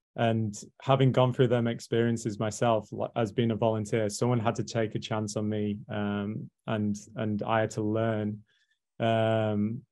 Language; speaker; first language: English; native; English